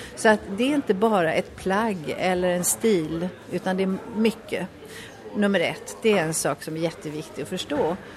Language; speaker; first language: Swedish; native; Swedish